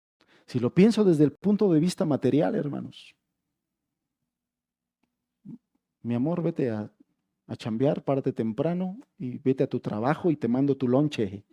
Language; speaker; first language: Spanish; native; Spanish